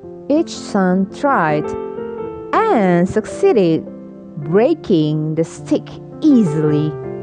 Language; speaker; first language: English; non-native, fluent; Indonesian